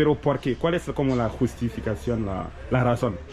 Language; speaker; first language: Spanish; non-native, local second language; French